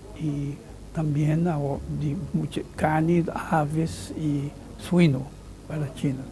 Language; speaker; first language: Spanish; non-native, fluent; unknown